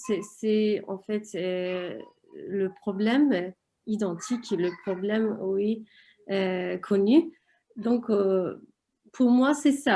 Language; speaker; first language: French; non-native, fluent; Turkish